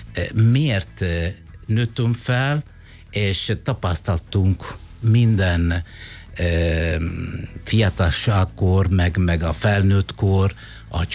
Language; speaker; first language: Hungarian; non-native, fluent; Italian